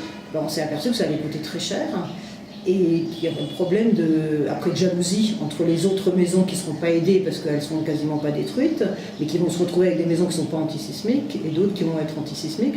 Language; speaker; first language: French; native; French